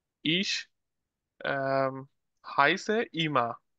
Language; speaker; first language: German; non-native, learner; Bangla